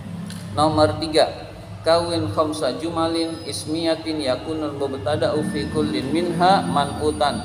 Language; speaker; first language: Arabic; non-native, fluent; Indonesian